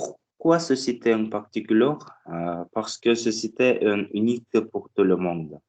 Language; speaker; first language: French; non-native, learner; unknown